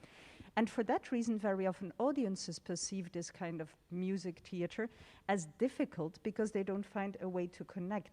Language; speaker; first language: English; non-native, fluent; Dutch